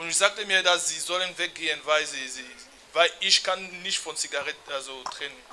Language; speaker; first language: German; non-native, learner; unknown